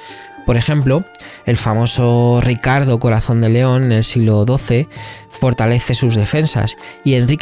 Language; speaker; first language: Spanish; native; Spanish